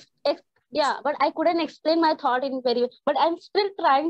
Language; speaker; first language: English; non-native, learner; Hindi